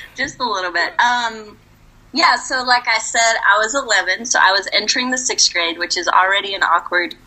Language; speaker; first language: English; early bilingual, other home language; Spanish